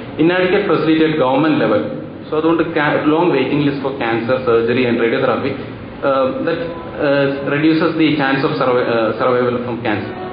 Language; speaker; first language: English; non-native, local second language; Malayalam